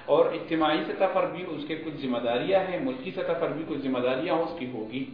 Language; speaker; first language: Urdu; non-native, local second language; Pashto